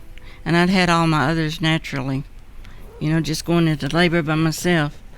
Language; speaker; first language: English; native; English